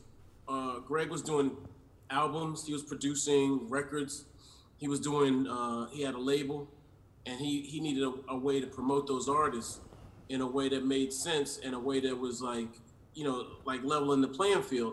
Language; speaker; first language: English; native; English